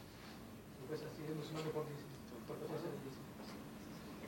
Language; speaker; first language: Spanish; native; Spanish